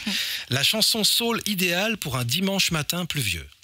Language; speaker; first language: French; native; French